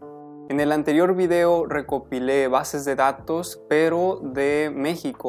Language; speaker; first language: Spanish; native; Spanish